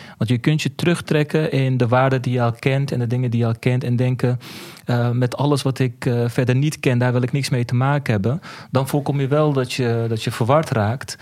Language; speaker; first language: Dutch; early bilingual, other home language; Turkish